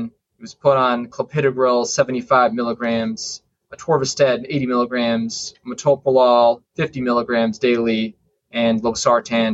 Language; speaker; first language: English; native; English